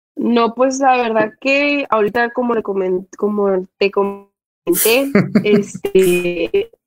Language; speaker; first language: Spanish; native; Spanish